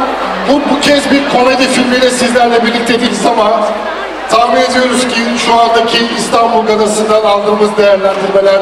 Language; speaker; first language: Turkish; native; Turkish